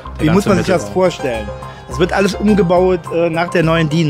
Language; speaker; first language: German; native; German